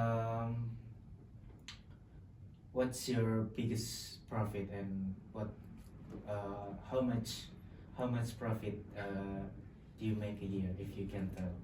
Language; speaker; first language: English; non-native, local second language; Indonesian